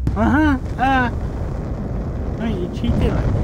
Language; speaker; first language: English; native; English